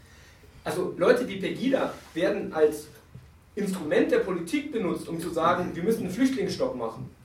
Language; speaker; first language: German; native; German